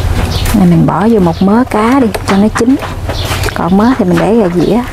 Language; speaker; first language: Vietnamese; native; Vietnamese